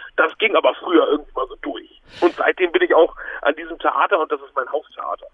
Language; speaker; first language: German; native; German